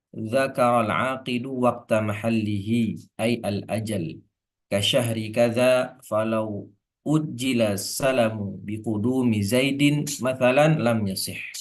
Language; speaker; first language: Arabic; non-native, fluent; Indonesian